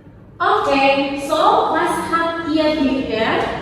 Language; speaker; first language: German; non-native, fluent; Indonesian